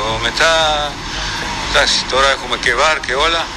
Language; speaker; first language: Greek; non-native, fluent; Spanish